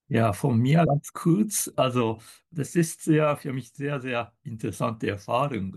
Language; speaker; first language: German; non-native, fluent; Japanese